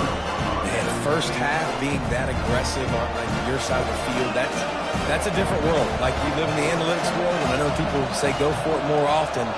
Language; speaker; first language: English; native; English